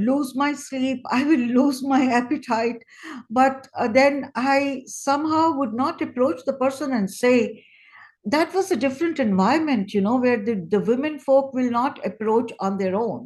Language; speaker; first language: English; non-native, local second language; Hindi